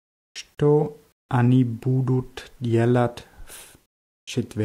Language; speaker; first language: Russian; non-native, learner; German